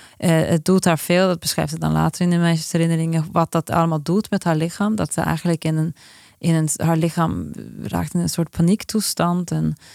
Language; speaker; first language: Dutch; non-native, fluent; Norwegian